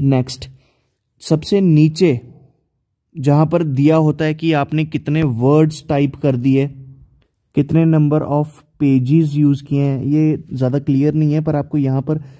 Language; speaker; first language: Hindi; native; Hindi